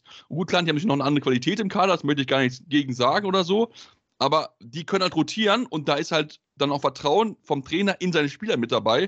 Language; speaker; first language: German; native; German